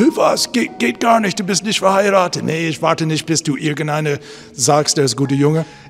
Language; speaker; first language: German; non-native, fluent; English